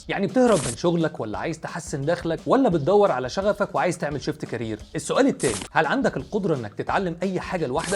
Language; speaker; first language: Arabic; native; Arabic